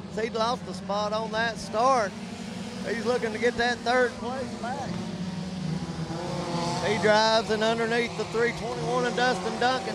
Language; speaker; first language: English; native; English